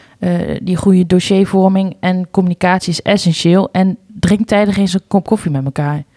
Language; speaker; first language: Dutch; native; Dutch